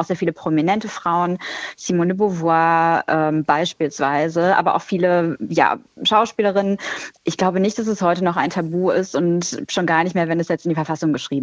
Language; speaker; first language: German; native; German